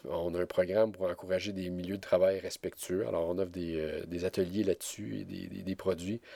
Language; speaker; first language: French; native; French